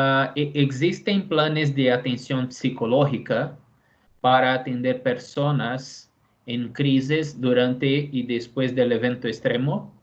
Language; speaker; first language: Spanish; non-native, fluent; Portuguese